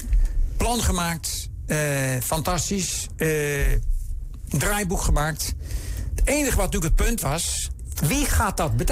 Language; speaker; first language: Dutch; native; Dutch